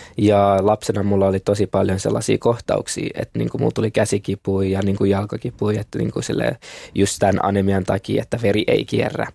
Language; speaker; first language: Finnish; early bilingual, other home language; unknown